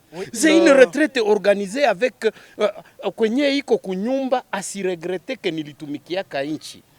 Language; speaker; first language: French; non-native, local second language; Swahili